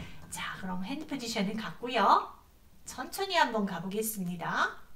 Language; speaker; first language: Korean; native; Korean